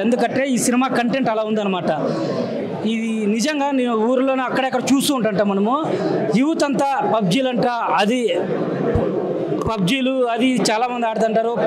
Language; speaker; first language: Telugu; native; Telugu